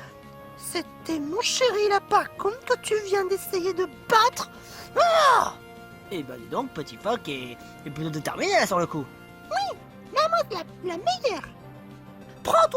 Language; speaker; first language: French; native; French